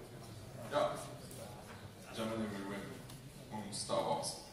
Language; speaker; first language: German; non-native, fluent; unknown